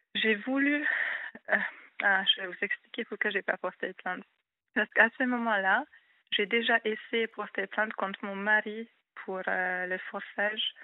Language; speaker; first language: French; non-native, fluent; Hungarian